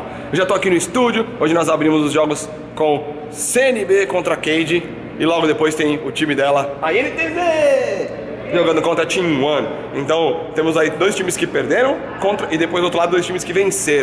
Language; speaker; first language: Portuguese; native; Portuguese